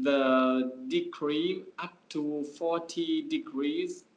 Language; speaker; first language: English; non-native, learner; Vietnamese